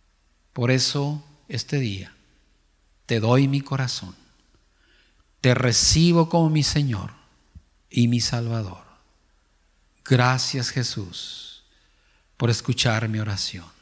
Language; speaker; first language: Spanish; native; Spanish